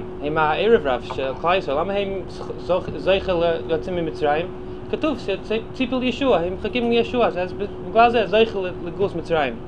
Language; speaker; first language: Hebrew; non-native, fluent; English